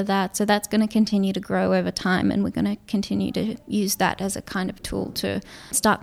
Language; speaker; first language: English; non-native, local second language; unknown